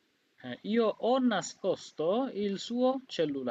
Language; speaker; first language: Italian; non-native, fluent; Bangla